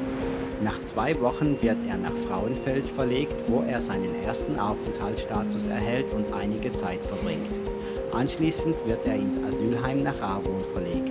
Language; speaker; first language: German; native; German